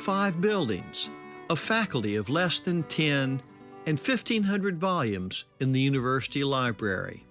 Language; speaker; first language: English; native; English